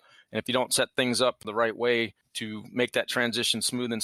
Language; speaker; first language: English; native; English